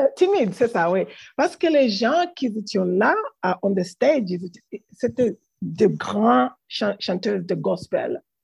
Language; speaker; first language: French; non-native, learner; English